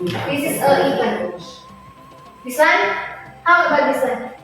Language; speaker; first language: English; non-native, fluent; Indonesian